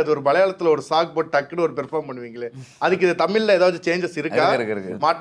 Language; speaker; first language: Tamil; native; Tamil